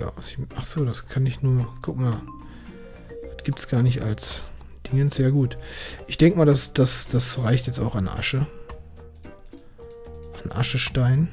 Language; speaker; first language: German; native; German